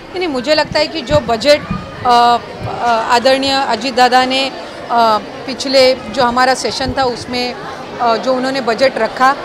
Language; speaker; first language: Hindi; non-native, local second language; Marathi